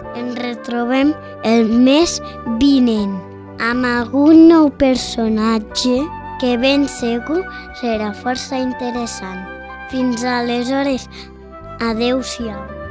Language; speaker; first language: Catalan; native; Catalan